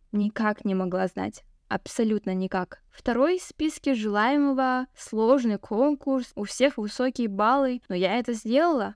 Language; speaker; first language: Russian; non-native, local second language; Kazakh